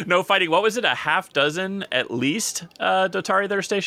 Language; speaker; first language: English; native; English